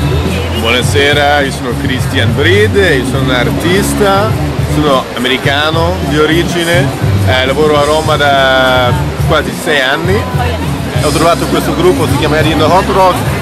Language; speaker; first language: Italian; non-native, fluent; English